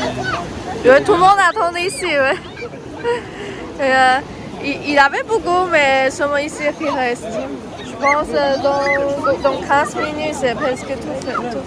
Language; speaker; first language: French; non-native, learner; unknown